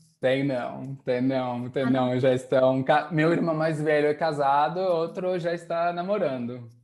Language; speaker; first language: Portuguese; non-native, fluent; French